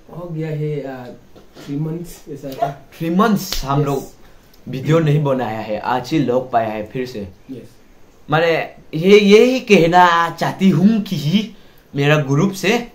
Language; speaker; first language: Hindi; non-native, local second language; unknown